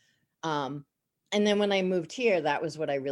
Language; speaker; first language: English; native; English